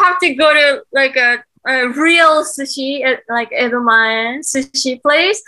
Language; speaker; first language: English; non-native, learner; Japanese